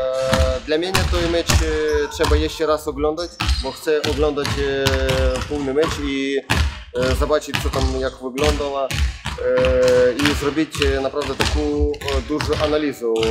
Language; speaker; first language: Polish; non-native, fluent; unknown